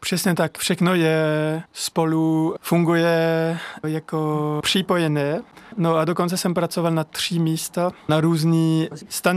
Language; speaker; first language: Czech; non-native, learner; French